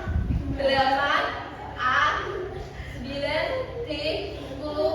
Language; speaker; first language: English; non-native, learner; Indonesian